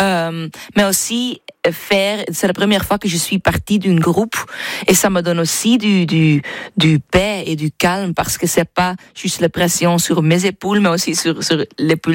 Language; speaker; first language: French; non-native, fluent; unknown